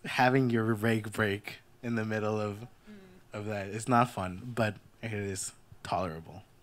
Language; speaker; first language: English; early bilingual, other home language; Spanish